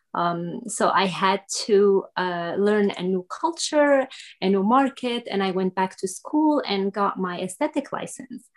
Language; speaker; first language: English; non-native, fluent; Arabic